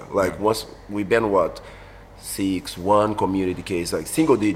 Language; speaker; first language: English; non-native, fluent; Portuguese